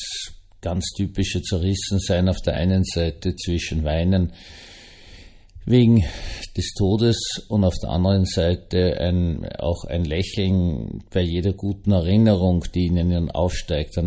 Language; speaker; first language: German; native; German